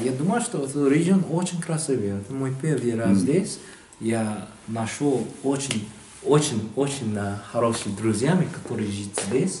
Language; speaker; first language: Russian; non-native, learner; English